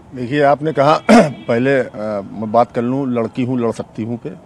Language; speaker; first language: Hindi; native; Hindi